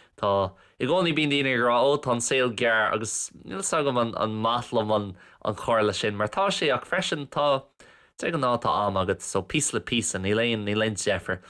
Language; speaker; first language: Irish; non-native, local second language; English